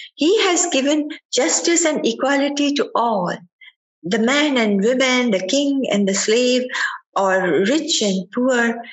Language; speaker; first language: English; non-native, local second language; Sindhi